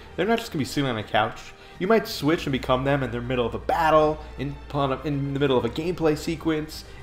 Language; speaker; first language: English; native; English